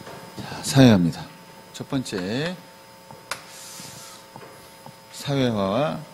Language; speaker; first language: Korean; native; Korean